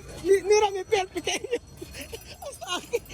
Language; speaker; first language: Spanish; non-native, learner; Filipino